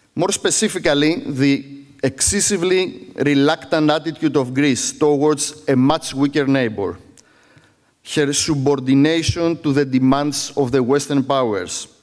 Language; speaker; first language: English; non-native, fluent; Greek